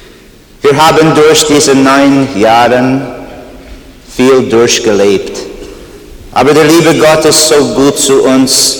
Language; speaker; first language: German; non-native, learner; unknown